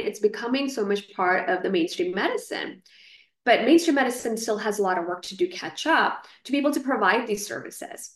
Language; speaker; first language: English; non-native, local second language; Gujarati